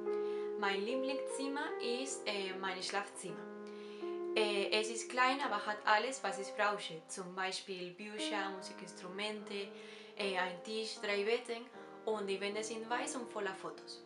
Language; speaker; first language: German; non-native, learner; Spanish